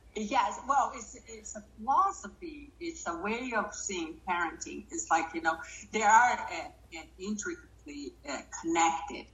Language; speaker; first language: English; non-native, fluent; Portuguese